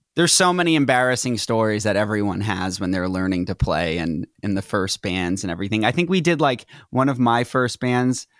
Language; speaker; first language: English; native; English